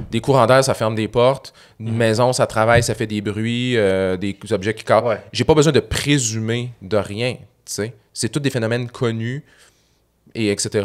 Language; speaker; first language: French; native; French